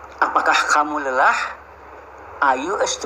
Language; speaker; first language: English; non-native, fluent; Indonesian